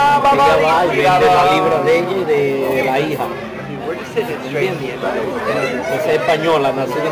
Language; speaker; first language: Spanish; native; Spanish